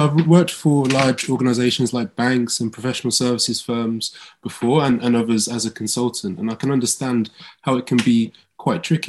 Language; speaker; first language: English; native; English